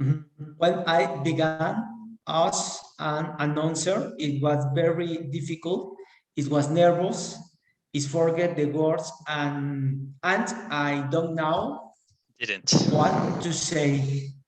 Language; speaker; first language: English; non-native, learner; Spanish